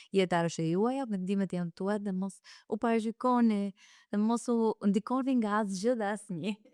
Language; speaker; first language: Albanian; early bilingual, heritage; Albanian